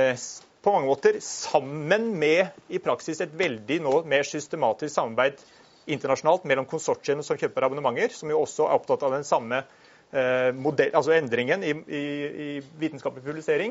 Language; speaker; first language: Norwegian; native; Norwegian